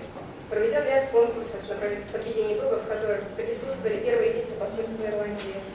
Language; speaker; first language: Russian; native; Russian